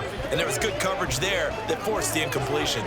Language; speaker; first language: English; native; English